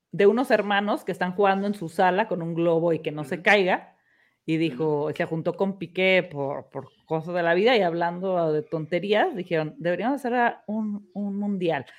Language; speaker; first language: Spanish; early bilingual, heritage; Spanish